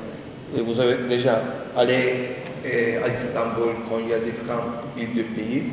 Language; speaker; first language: French; non-native, fluent; Turkish